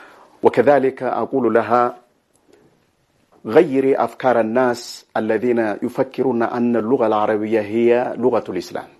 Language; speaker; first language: Arabic; non-native, fluent; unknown